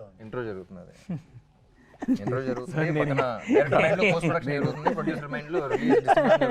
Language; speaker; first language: Telugu; native; Telugu